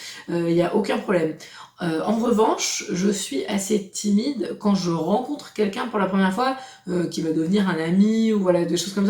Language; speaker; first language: French; native; French